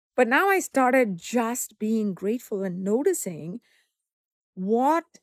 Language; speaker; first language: English; non-native, local second language; Tamil